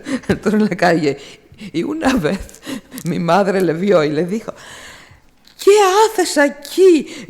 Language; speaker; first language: Spanish; non-native, fluent; Greek